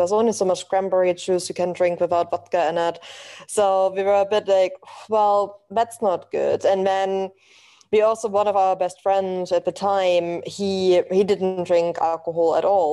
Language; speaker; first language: English; non-native, fluent; German